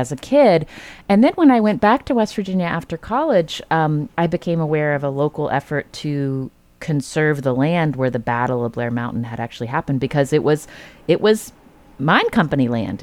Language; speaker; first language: English; native; English